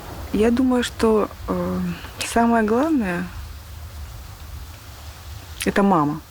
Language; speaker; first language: Russian; native; Russian